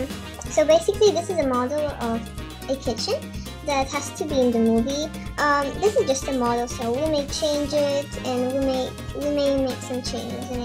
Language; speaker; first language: English; non-native, learner; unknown